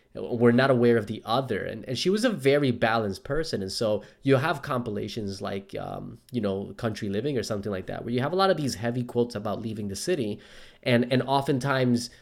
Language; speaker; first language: English; native; English